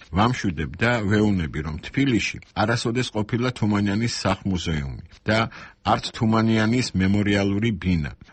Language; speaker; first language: Georgian; non-native, local second language; Armenian